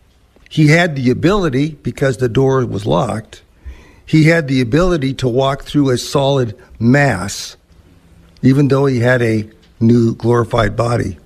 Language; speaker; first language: English; native; English